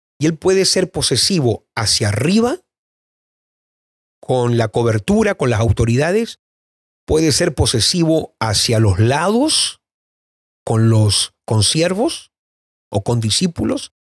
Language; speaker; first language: Spanish; native; Spanish